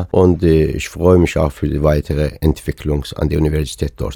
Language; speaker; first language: German; non-native, fluent; Persian